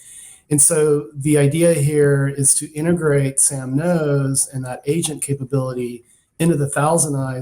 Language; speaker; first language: English; native; English